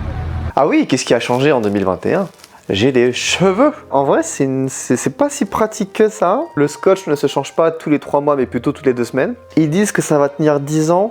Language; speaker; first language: French; native; French